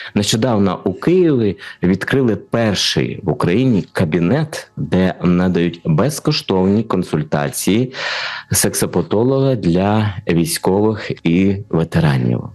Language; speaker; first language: Ukrainian; native; Ukrainian